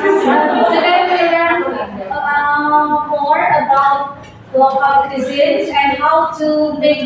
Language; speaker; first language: English; non-native, learner; Indonesian